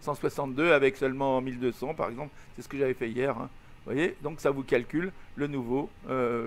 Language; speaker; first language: French; native; French